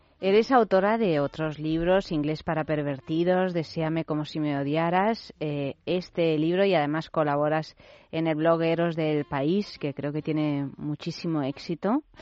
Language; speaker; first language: Spanish; native; Spanish